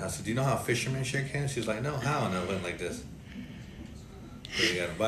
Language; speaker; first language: English; early bilingual, other home language; Spanish